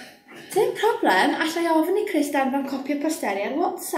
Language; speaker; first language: Welsh; non-native, local second language; English